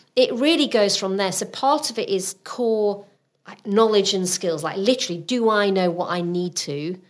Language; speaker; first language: English; native; English